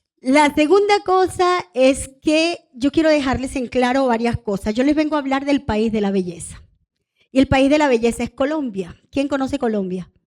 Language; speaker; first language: Spanish; non-native, local second language; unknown